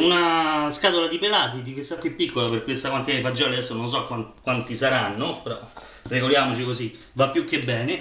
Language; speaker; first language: Italian; native; Italian